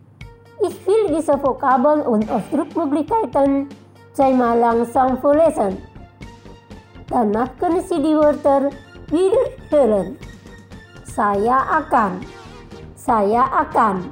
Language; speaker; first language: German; non-native, fluent; Indonesian